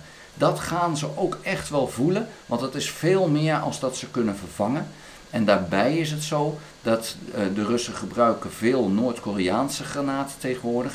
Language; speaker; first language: Dutch; native; Dutch